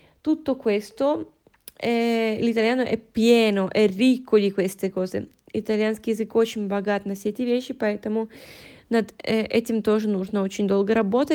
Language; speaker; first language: Italian; non-native, fluent; Russian